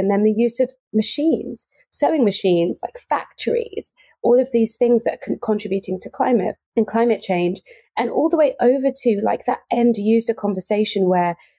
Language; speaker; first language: English; native; English